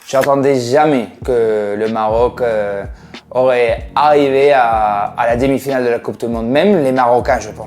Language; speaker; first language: French; non-native, fluent; Spanish